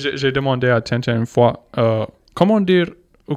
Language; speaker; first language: French; non-native, local second language; English